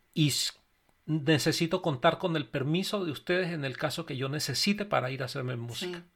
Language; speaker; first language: Spanish; native; Spanish